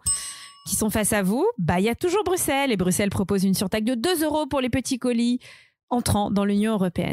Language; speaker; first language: French; native; French